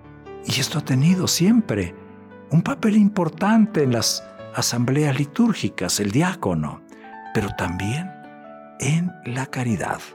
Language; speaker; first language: Spanish; native; Spanish